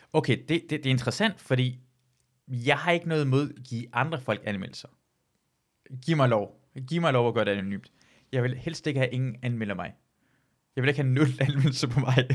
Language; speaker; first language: Danish; early bilingual, other home language; Persian